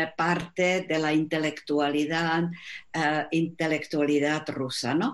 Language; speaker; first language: Spanish; non-native, fluent; Czech